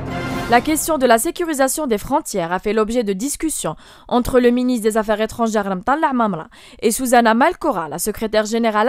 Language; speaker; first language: French; non-native, local second language; Arabic